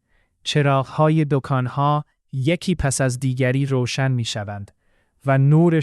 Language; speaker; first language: Persian; native; Persian